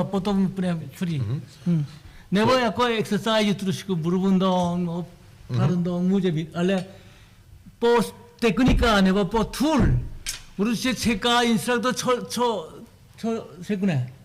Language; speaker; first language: Czech; non-native, learner; Korean